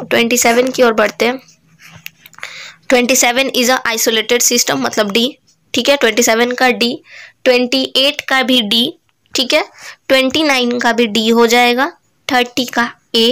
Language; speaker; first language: Hindi; native; Hindi